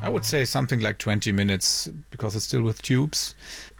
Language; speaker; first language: English; non-native, fluent; German